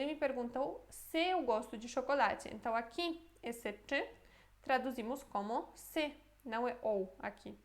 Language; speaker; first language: Portuguese; non-native, fluent; Polish